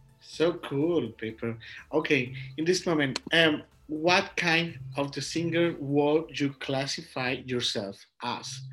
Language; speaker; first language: English; non-native, learner; Spanish